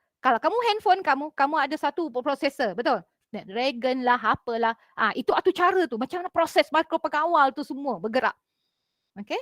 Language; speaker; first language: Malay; native; Malay